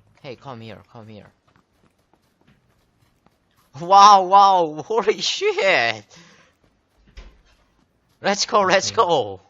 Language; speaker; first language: English; non-native, learner; Korean